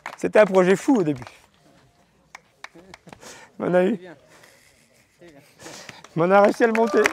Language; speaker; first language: French; native; French